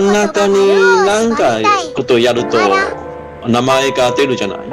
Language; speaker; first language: Japanese; non-native, learner; Chinese